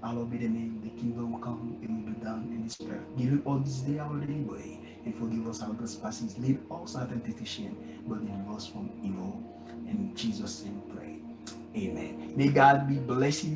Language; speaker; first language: English; non-native, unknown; Haitian Creole